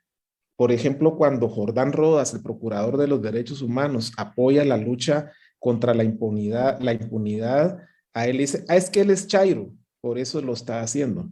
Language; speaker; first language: Spanish; native; Spanish